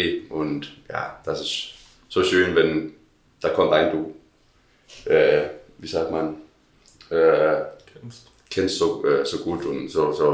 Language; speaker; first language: German; non-native, learner; Danish